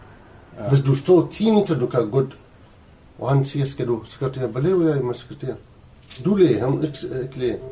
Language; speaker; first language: Danish; non-native, learner; Arabic